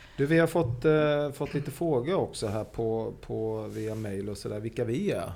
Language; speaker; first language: Swedish; native; Swedish